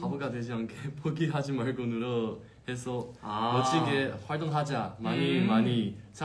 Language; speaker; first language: Korean; non-native, learner; Chinese